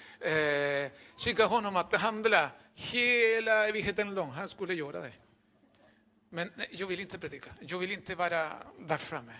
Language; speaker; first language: Swedish; non-native, fluent; Spanish